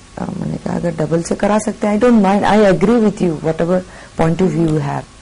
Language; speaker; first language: Hindi; non-native, local second language; Bangla